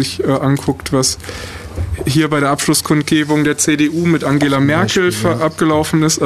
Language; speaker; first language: German; native; German